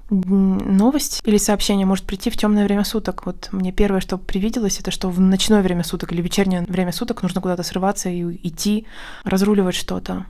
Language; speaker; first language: Russian; native; Russian